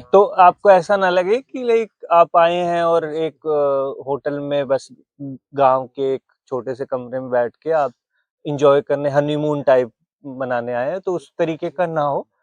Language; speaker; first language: Hindi; native; Hindi